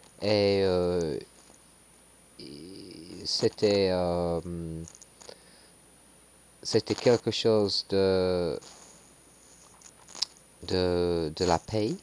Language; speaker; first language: French; non-native, learner; English